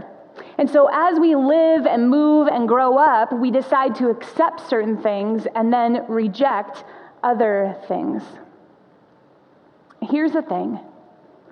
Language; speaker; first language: English; native; English